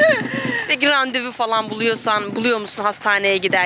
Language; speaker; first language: Turkish; native; Turkish